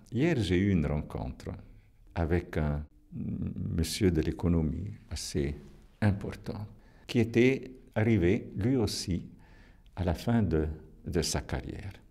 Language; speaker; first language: French; non-native, local second language; Italian